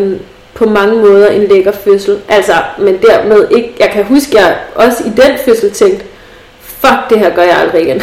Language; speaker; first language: Danish; native; Danish